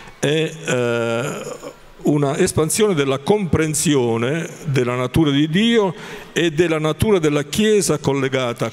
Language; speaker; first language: Italian; native; Italian